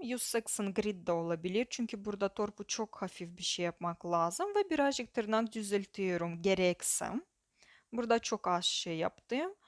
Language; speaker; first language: Turkish; non-native, learner; Russian